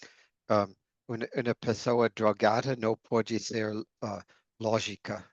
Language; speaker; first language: Portuguese; non-native, learner; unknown